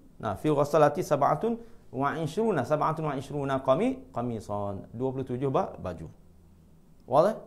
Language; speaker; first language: Arabic; non-native, fluent; Malay